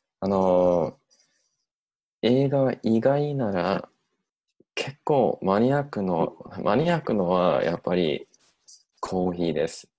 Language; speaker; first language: Japanese; non-native, learner; English